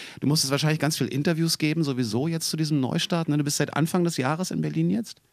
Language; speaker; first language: German; native; German